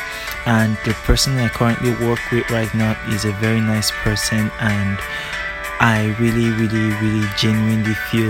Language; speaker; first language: English; non-native, local second language; Igbo